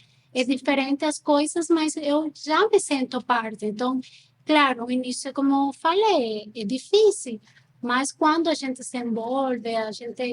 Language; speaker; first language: Portuguese; non-native, fluent; Spanish